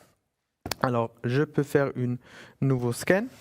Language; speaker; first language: French; non-native, fluent; German